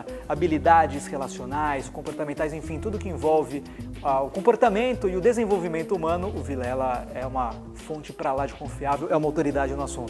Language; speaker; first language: Portuguese; native; Portuguese